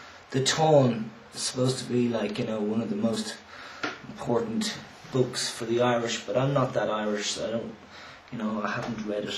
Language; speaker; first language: English; native; English